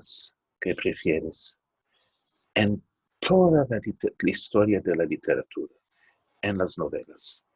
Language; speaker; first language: Spanish; early bilingual, heritage; Turkish